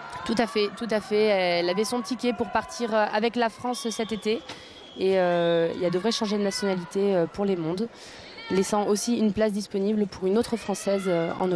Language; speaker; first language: French; native; French